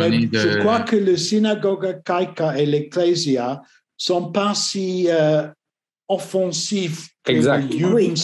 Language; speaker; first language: French; non-native, learner; English